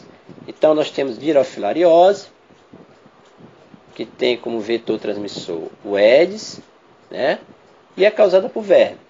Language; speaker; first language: Portuguese; native; Portuguese